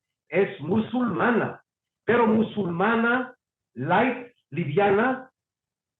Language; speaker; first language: Spanish; non-native, fluent; Hebrew